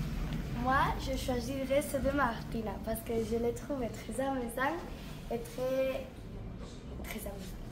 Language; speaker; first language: French; non-native, learner; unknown